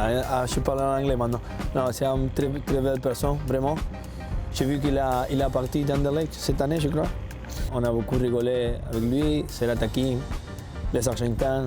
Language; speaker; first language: French; non-native, learner; Spanish